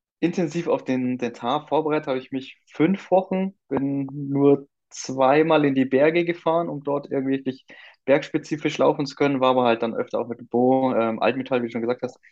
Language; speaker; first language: German; native; German